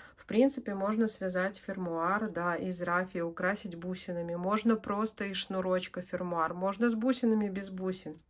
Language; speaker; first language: Russian; native; Russian